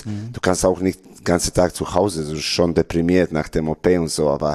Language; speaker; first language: German; non-native, learner; Serbian